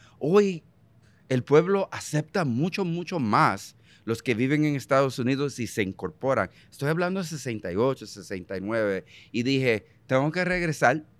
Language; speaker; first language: Spanish; early bilingual, heritage; Spanish